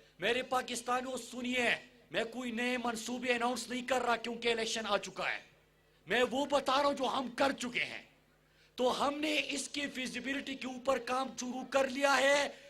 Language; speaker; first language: Urdu; non-native, local second language; Pashto